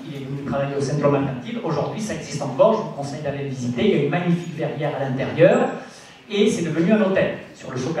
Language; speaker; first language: French; native; French